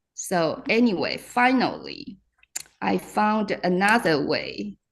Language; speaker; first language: English; non-native, fluent; Chinese